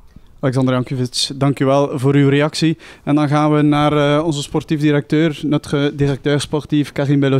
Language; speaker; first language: Dutch; native; Dutch